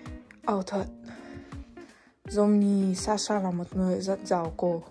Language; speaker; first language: Vietnamese; non-native, fluent; Russian